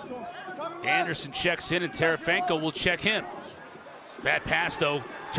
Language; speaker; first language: English; native; English